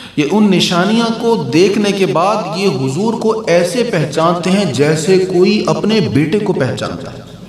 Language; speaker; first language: Urdu; non-native, local second language; Punjabi